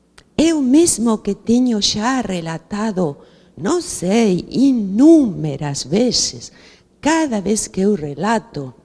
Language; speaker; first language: Portuguese; non-native, fluent; Spanish